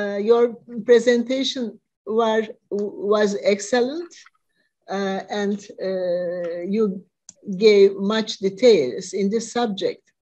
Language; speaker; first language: English; non-native, fluent; Turkish